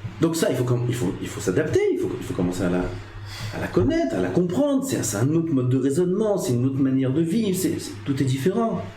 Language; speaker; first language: French; native; French